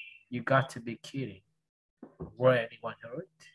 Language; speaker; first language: English; non-native, learner; Vietnamese